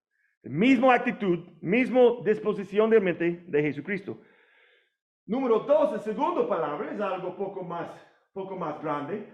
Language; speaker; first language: Spanish; non-native, fluent; English